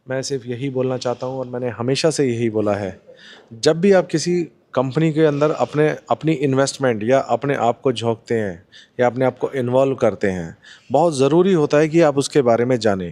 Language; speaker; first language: Hindi; native; Hindi